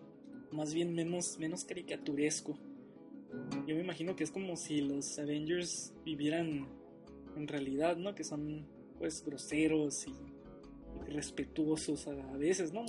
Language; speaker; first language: Spanish; native; Spanish